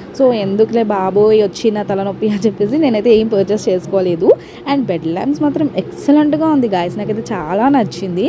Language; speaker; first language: Telugu; non-native, local second language; Tamil